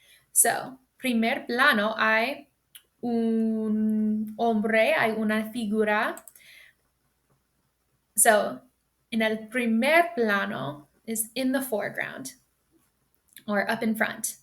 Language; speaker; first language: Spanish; non-native, fluent; English